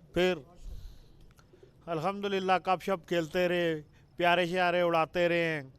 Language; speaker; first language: Urdu; non-native, local second language; Punjabi